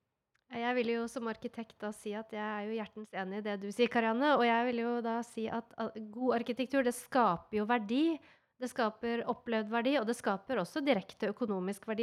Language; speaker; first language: Norwegian; native; Norwegian